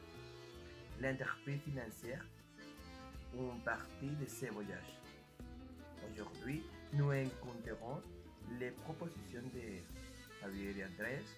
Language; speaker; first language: French; non-native, learner; Spanish